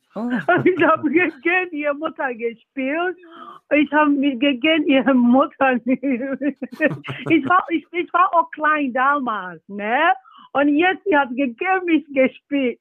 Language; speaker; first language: German; non-native, fluent; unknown